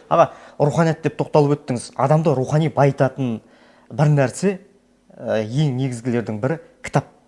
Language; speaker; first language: Kazakh; native; Kazakh